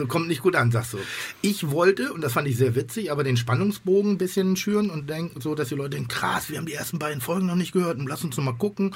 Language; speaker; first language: German; native; German